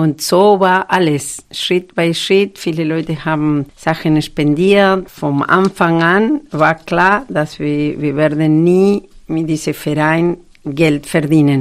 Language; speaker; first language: German; non-native, fluent; Spanish